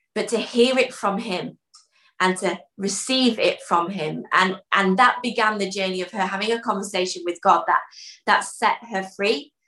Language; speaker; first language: English; early bilingual, other home language; Dutch